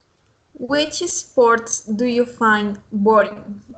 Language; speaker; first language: English; non-native, fluent; Spanish